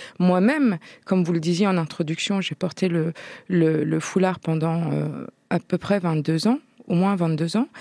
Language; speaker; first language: French; native; French